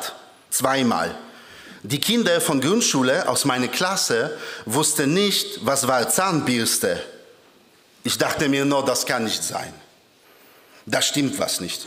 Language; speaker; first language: German; early bilingual, other home language; Polish